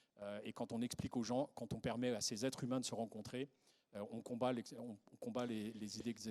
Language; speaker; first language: French; native; French